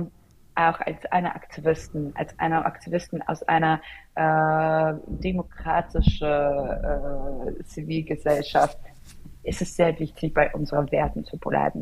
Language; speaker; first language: German; non-native, fluent; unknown